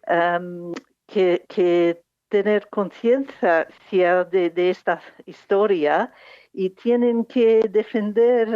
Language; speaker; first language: Spanish; non-native, fluent; English